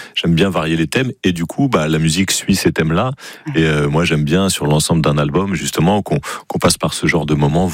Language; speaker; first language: French; native; French